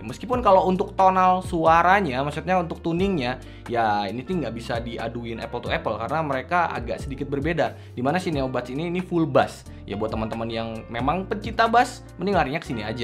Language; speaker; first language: Indonesian; native; Indonesian